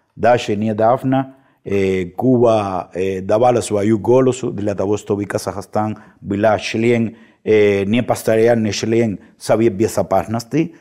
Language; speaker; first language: Russian; non-native, fluent; Spanish